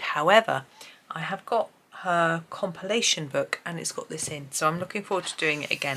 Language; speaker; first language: English; native; English